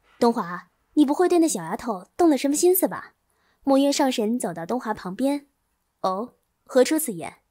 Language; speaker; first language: Chinese; native; Chinese